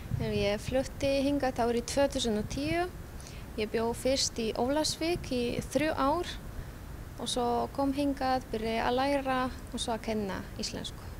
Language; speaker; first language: Icelandic; non-native, fluent; Polish